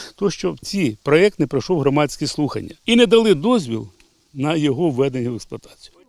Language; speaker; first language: Ukrainian; native; Ukrainian